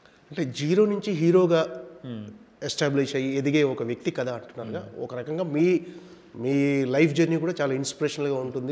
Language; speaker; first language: Telugu; native; Telugu